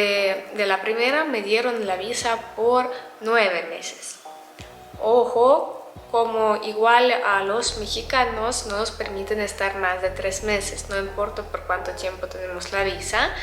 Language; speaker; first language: Spanish; non-native, fluent; Russian